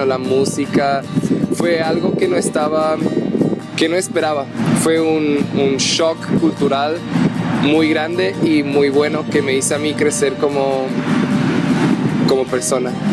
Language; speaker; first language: Spanish; non-native, fluent; Portuguese